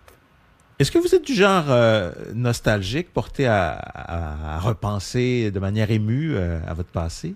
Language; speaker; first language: French; native; French